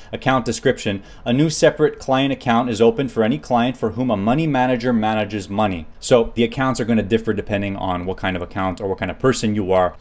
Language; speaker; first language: English; native; English